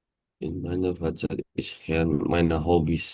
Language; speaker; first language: German; non-native, learner; Indonesian